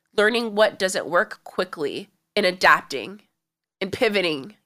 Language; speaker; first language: English; native; English